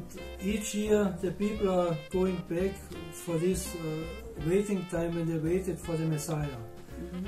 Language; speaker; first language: English; non-native, fluent; German